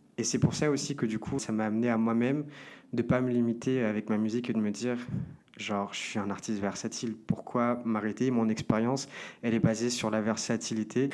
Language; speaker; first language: French; non-native, fluent; Portuguese